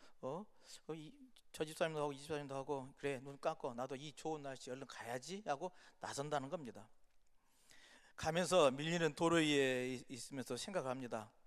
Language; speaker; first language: Korean; native; Korean